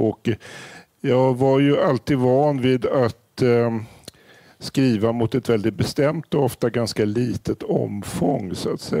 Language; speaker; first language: Swedish; native; Swedish